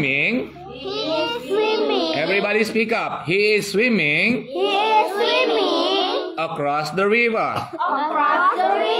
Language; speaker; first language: English; non-native, fluent; Indonesian